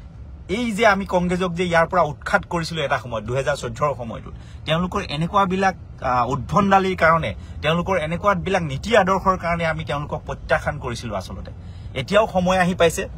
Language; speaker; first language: Assamese; native; Assamese